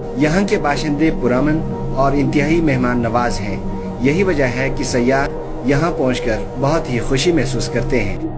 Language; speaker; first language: Urdu; non-native, local second language; Balti